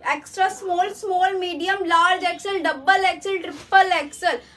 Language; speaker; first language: Hindi; native; Hindi